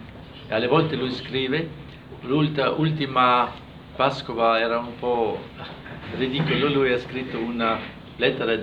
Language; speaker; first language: Italian; non-native, fluent; German